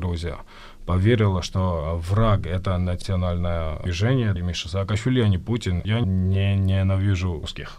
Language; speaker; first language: Russian; non-native, fluent; Georgian